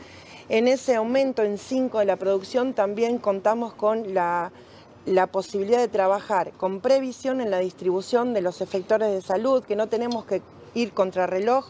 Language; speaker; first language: Spanish; native; Spanish